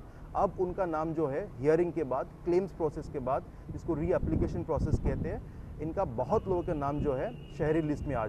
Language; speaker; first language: Urdu; non-native, local second language; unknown